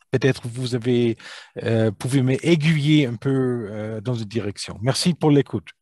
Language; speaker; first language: French; non-native, fluent; German